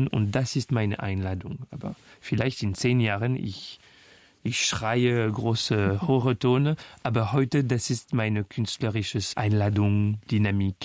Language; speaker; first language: German; non-native, fluent; French